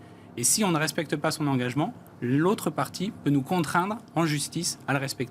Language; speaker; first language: French; native; French